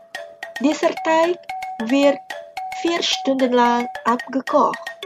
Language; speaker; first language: German; non-native, fluent; Indonesian